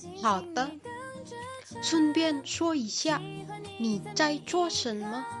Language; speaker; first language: Chinese; non-native, learner; Indonesian